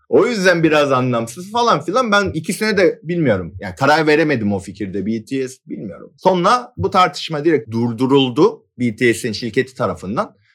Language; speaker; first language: Turkish; non-native, fluent; Korean